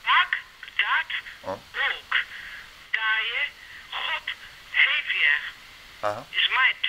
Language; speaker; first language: Dutch; non-native, learner; Serbian